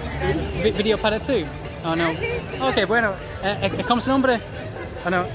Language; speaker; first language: Spanish; non-native, learner; English